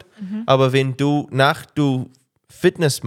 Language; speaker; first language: German; non-native, learner; English